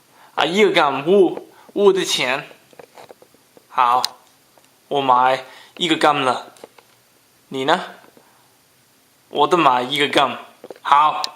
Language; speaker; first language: Chinese; non-native, learner; Cantonese